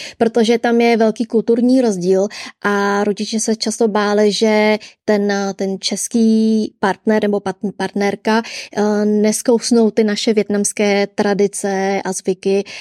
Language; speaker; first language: Czech; early bilingual, other home language; Vietnamese